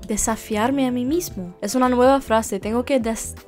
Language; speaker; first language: Spanish; non-native, fluent; Russian